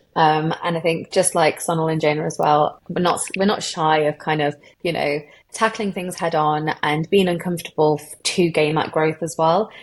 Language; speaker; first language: English; native; English